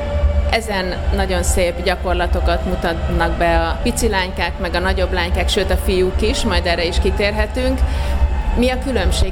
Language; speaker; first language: Hungarian; native; Hungarian